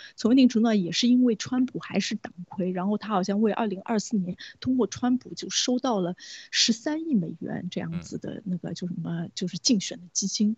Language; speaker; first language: Chinese; native; Chinese